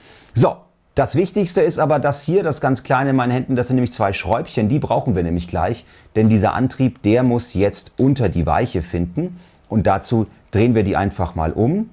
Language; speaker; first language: German; native; German